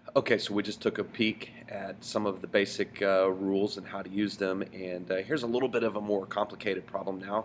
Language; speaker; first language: English; native; English